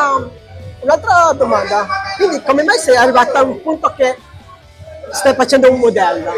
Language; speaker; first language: Italian; non-native, learner; Filipino